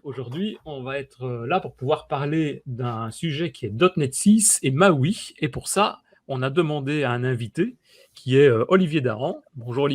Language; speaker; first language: French; native; French